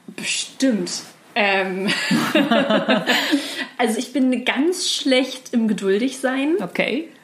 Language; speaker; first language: German; native; German